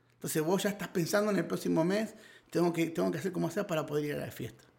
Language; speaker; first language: Spanish; native; Spanish